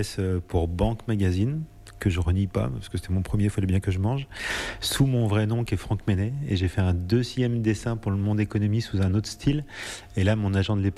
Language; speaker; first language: French; native; French